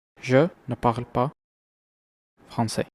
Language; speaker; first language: French; non-native, learner; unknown